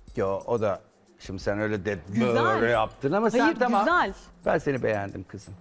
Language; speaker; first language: Turkish; native; Turkish